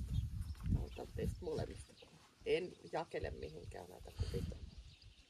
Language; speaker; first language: Finnish; native; Finnish